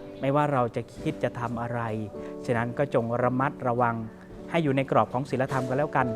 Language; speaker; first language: Thai; native; Thai